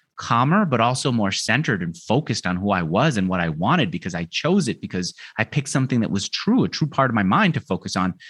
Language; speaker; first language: English; native; English